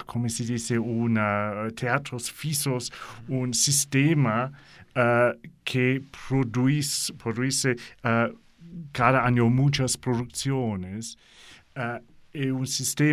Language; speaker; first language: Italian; non-native, learner; English